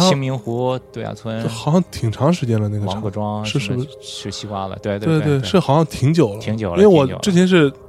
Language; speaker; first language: Chinese; native; Chinese